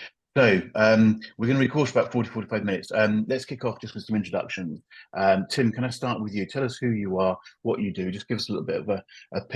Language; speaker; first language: English; native; English